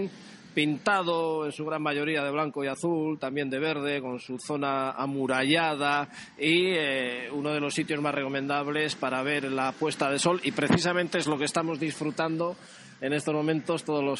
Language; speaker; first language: Spanish; native; Spanish